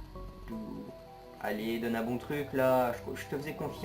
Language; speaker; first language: French; native; French